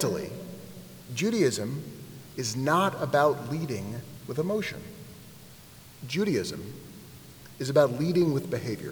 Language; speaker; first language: English; native; English